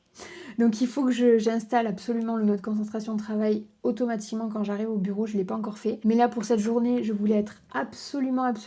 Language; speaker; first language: French; native; French